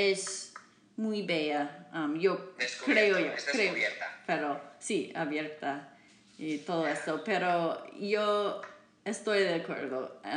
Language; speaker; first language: Spanish; non-native, learner; English